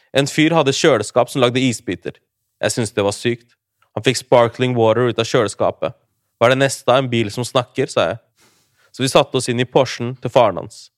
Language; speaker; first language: Norwegian; early bilingual, other home language; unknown